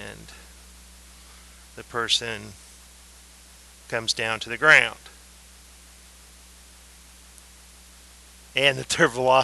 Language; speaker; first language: English; native; English